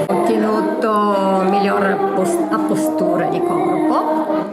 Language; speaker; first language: Italian; non-native, fluent; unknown